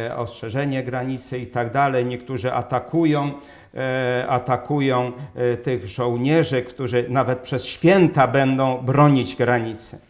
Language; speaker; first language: Polish; native; Polish